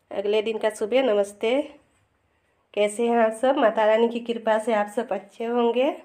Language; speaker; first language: Hindi; non-native, local second language; Bangla